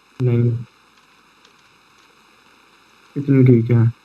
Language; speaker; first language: Hindi; native; Hindi